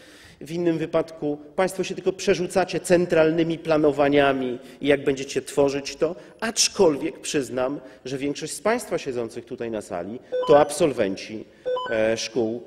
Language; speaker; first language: Polish; native; Polish